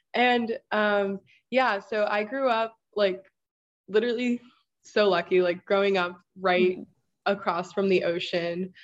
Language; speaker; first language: English; native; English